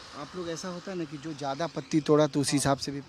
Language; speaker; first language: Hindi; native; Hindi